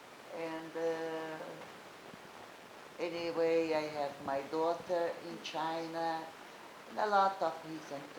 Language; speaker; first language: English; non-native, learner; Portuguese